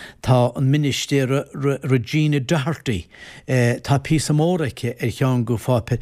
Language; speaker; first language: Irish; native; Irish